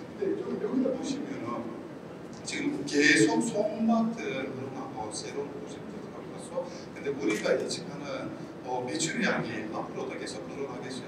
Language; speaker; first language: Korean; non-native, fluent; Turkish